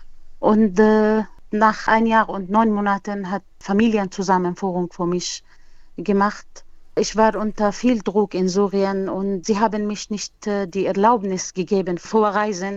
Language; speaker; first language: German; non-native, learner; Arabic